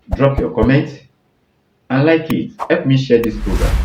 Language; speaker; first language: English; non-native, local second language; Yoruba